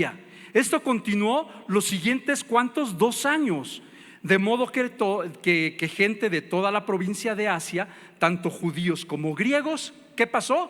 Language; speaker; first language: Spanish; native; Spanish